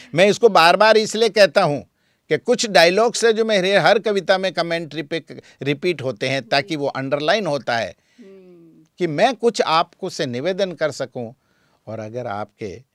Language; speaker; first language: Hindi; native; Hindi